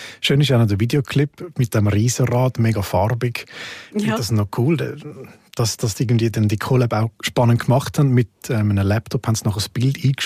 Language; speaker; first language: German; native; German